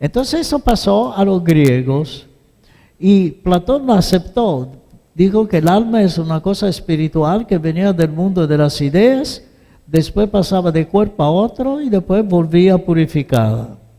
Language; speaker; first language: Spanish; non-native, fluent; Italian